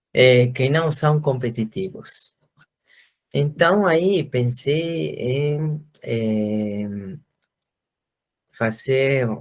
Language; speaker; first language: Portuguese; non-native, fluent; Spanish